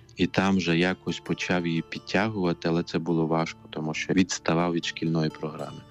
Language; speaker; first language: Ukrainian; non-native, local second language; Romany